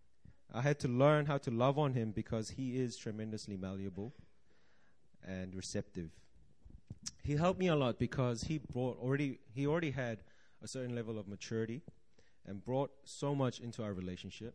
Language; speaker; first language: English; native; English